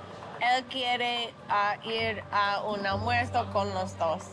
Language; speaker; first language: Spanish; non-native, learner; English